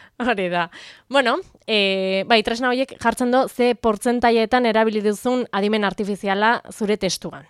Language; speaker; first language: Basque; native; Basque